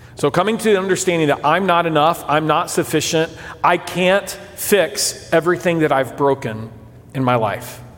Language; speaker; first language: English; early bilingual, other home language; Portuguese